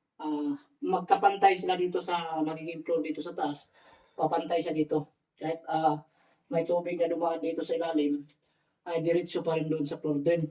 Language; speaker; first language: Filipino; non-native, local second language; Cebuano